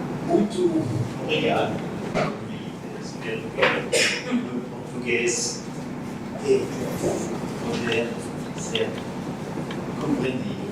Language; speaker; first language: Portuguese; non-native, learner; French